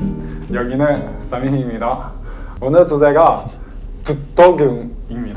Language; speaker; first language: Korean; non-native, learner; Chinese